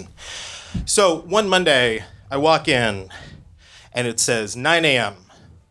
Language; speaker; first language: English; native; English